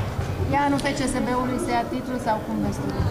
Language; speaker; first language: Romanian; native; Romanian